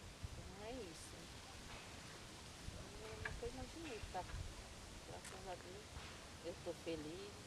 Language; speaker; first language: Portuguese; non-native, local second language; Guarani